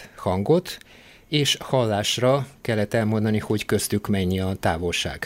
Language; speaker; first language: Hungarian; non-native, fluent; Bulgarian